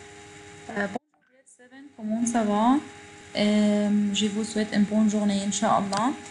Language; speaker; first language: French; non-native, fluent; Arabic